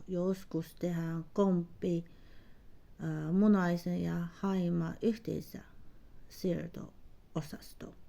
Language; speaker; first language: Finnish; non-native, learner; Chinese